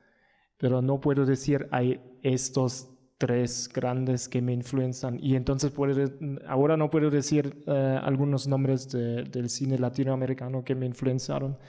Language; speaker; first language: Spanish; non-native, learner; German